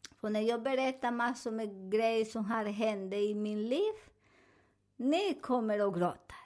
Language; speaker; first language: Swedish; non-native, learner; Spanish